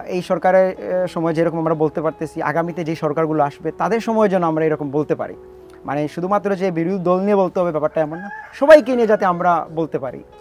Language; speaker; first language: Bangla; native; Bangla